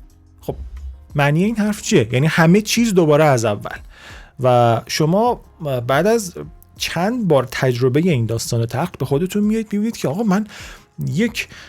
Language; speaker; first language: Persian; native; Persian